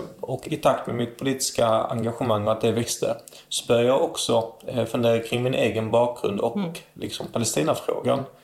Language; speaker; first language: Swedish; early bilingual, other home language; Arabic